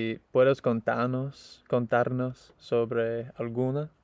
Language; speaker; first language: Spanish; non-native, learner; English